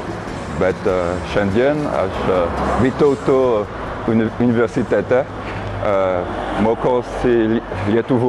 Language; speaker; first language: Lithuanian; non-native, learner; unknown